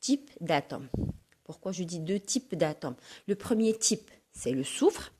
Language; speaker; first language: French; non-native, local second language; Arabic